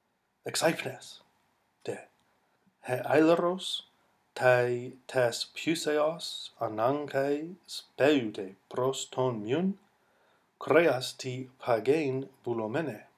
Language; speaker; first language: Greek; non-native, fluent; English